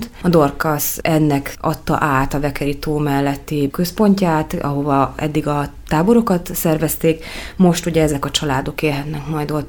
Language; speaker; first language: Hungarian; native; Hungarian